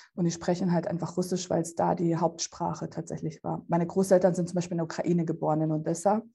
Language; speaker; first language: German; early bilingual, other home language; Russian